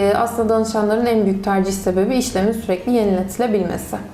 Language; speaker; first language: Turkish; native; Turkish